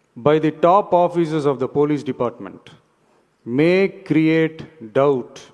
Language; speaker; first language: English; non-native, local second language; Tamil